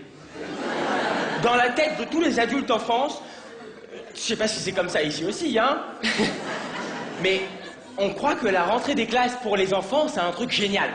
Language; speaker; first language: French; native; French